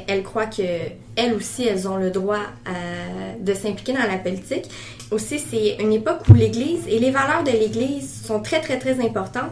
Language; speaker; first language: French; native; French